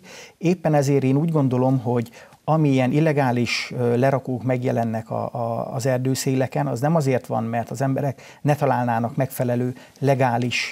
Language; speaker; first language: Hungarian; native; Hungarian